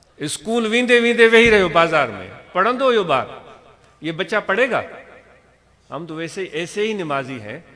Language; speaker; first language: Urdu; non-native, local second language; Sindhi